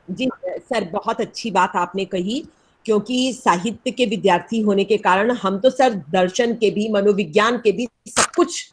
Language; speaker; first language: Hindi; native; Hindi